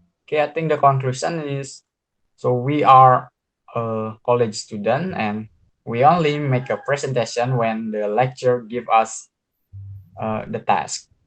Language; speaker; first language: English; non-native, learner; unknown